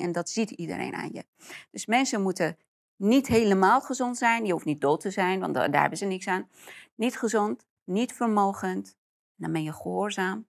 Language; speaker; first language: Dutch; non-native, fluent; Persian